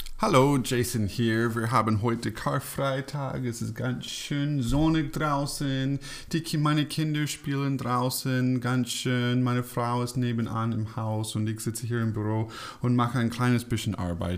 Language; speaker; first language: German; non-native, fluent; English